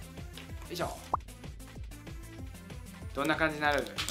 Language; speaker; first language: Japanese; native; Japanese